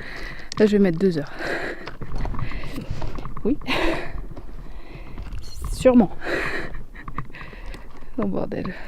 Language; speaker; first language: French; native; French